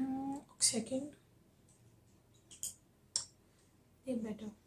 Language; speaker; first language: Telugu; native; Telugu